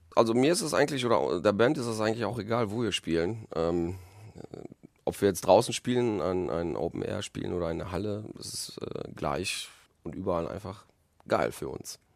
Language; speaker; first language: German; early bilingual, other home language; Polish